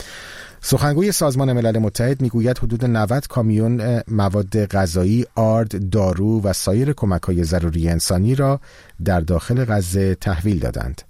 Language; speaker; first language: Persian; native; Persian